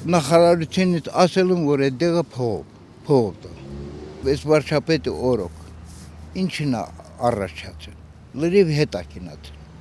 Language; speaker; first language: Armenian; native; Armenian